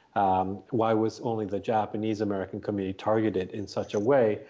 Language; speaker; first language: English; early bilingual, other home language; Japanese